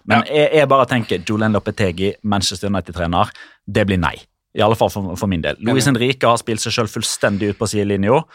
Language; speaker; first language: Norwegian; native; Norwegian